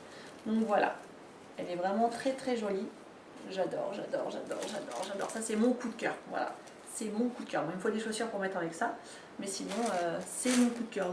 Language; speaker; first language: French; native; French